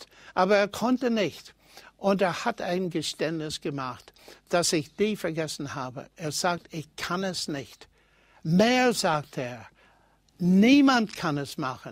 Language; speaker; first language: German; non-native, fluent; English